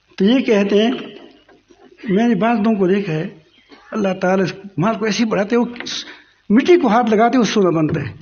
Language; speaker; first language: Urdu; non-native, local second language; Pashto